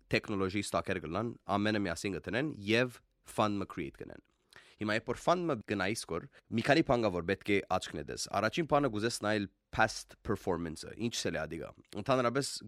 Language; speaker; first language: Armenian; early bilingual, heritage; Armenian